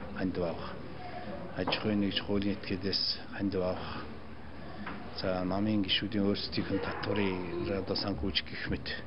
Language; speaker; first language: Mongolian; non-native, local second language; Kazakh